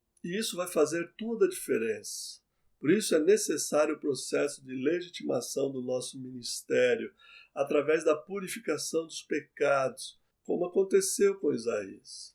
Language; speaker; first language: Portuguese; native; Portuguese